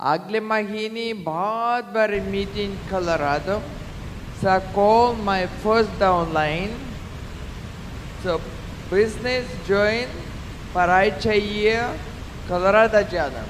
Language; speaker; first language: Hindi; non-native, learner; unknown